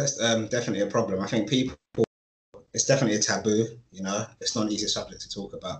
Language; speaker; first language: English; native; English